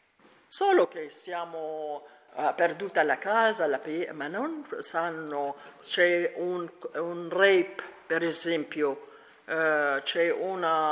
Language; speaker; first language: Italian; non-native, learner; Arabic